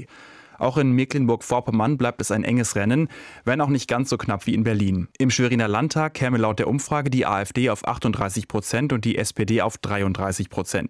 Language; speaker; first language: German; native; German